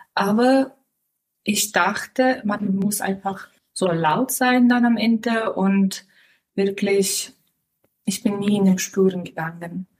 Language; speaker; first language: German; non-native, fluent; Romanian